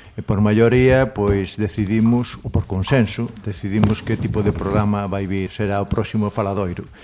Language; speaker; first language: Galician; non-native, local second language; Spanish